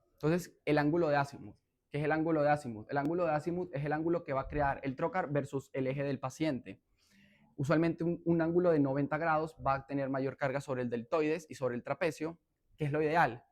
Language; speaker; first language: Spanish; native; Spanish